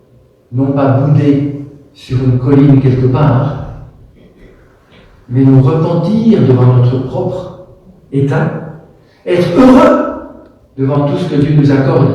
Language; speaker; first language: French; native; French